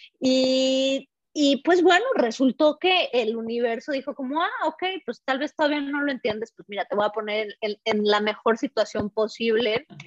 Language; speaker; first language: Spanish; native; Spanish